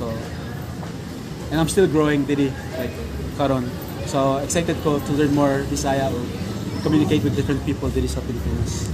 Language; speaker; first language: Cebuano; non-native, learner; English